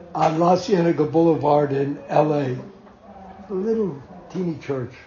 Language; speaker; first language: English; native; English